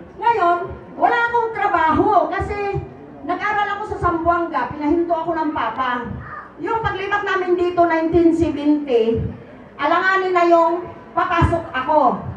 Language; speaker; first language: Filipino; non-native, local second language; Cebuano